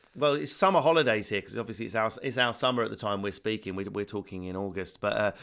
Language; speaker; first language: English; native; English